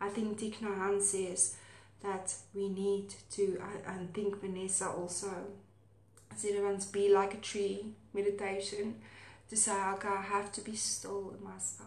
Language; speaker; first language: English; non-native, local second language; Afrikaans